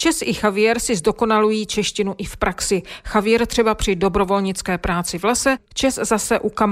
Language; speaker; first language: Czech; native; Czech